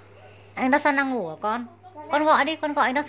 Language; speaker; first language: Vietnamese; native; Vietnamese